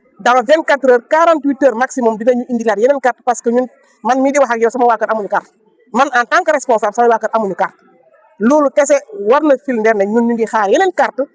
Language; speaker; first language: Wolof; non-native, local second language; Jola-Fonyi